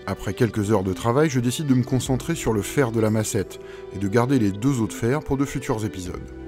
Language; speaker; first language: French; native; French